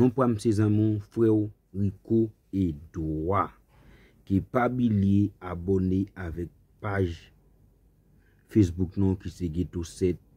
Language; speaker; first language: French; non-native, learner; Haitian Creole